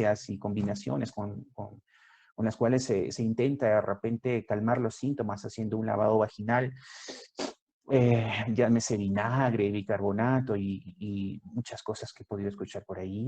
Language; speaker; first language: Spanish; native; Spanish